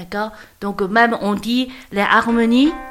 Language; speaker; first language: French; non-native, learner; Chinese